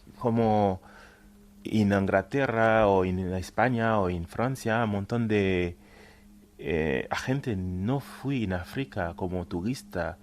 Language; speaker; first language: Spanish; non-native, fluent; Haitian Creole